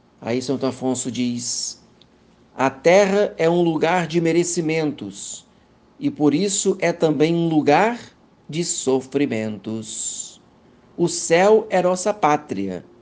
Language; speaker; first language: Portuguese; native; Portuguese